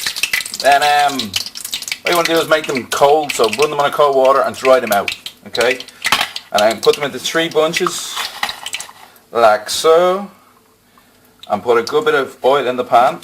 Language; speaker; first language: English; native; English